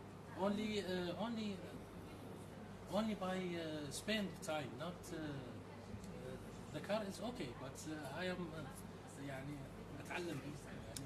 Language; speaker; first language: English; non-native, learner; Arabic